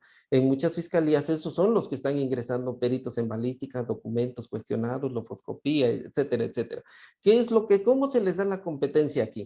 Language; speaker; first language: Spanish; native; Spanish